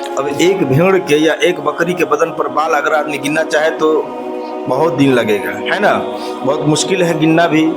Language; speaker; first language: Urdu; native; Urdu